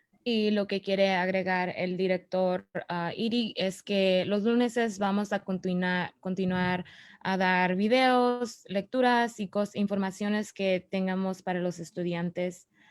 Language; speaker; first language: Spanish; early bilingual, other home language; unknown